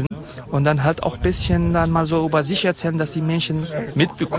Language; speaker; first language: German; non-native, fluent; Kurdish